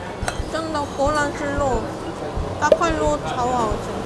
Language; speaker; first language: Chinese; non-native, fluent; Korean